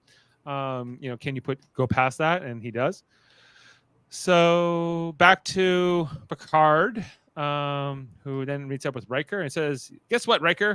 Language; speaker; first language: English; native; English